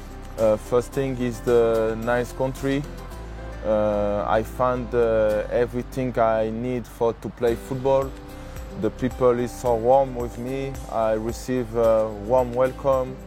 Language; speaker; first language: English; non-native, learner; French